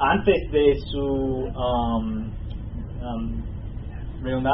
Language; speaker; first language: Spanish; non-native, fluent; English